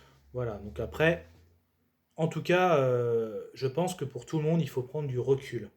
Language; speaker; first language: French; native; French